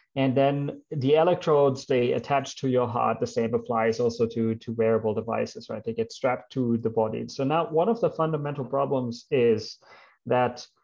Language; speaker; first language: English; non-native, fluent; German